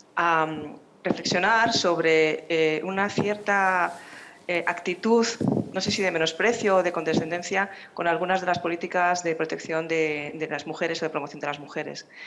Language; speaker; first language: Spanish; native; Spanish